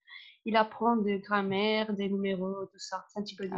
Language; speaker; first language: French; non-native, fluent; Spanish